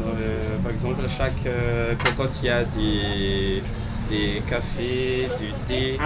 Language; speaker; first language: French; non-native, local second language; Malagasy